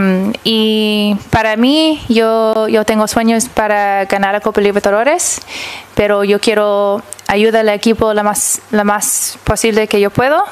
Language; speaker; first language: Spanish; early bilingual, heritage; English